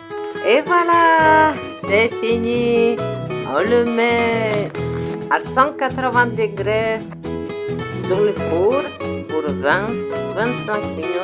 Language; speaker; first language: French; non-native, fluent; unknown